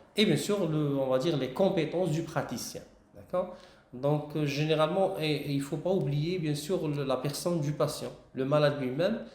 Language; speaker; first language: French; non-native, local second language; Arabic